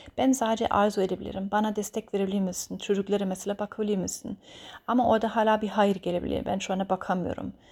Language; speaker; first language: Turkish; early bilingual, heritage; Turkish